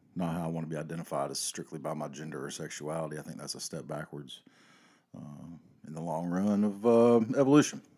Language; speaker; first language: English; native; English